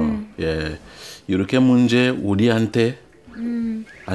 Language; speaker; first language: Korean; non-native, learner; French